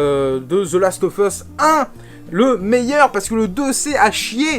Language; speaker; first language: French; native; French